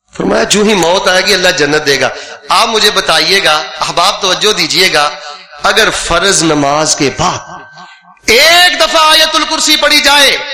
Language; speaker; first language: Urdu; non-native, local second language; Punjabi